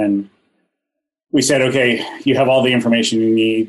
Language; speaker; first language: English; native; English